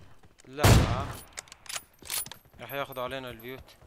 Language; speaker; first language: Arabic; native; Arabic